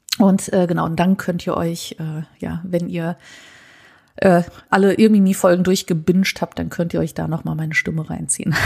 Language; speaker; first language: German; native; German